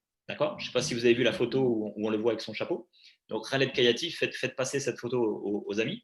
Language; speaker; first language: French; native; French